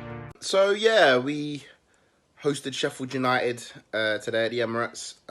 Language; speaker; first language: English; native; English